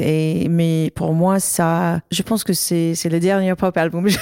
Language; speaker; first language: French; non-native, learner; English